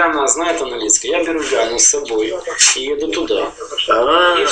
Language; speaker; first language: Russian; native; Russian